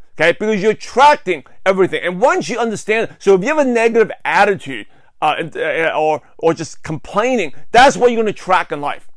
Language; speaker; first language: English; native; English